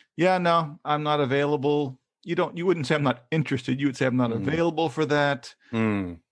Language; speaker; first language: English; native; English